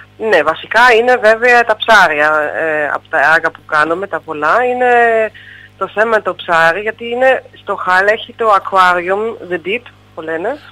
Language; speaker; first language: Greek; non-native, fluent; German